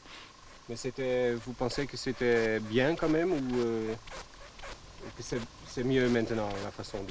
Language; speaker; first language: French; non-native, fluent; Dutch